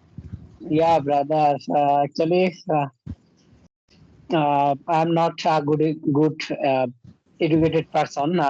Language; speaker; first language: English; non-native, learner; Bangla